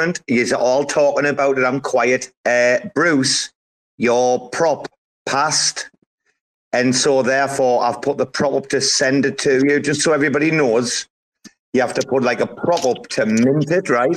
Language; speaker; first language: English; native; English